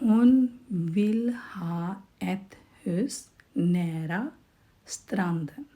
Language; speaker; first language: Swedish; non-native, fluent; Urdu